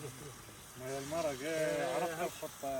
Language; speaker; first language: Arabic; native; Arabic